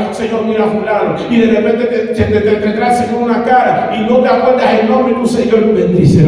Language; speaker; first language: Spanish; native; Spanish